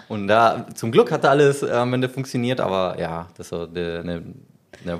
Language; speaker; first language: German; non-native, learner; Spanish